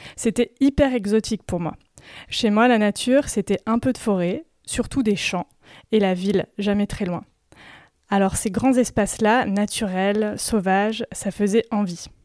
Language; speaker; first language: French; native; French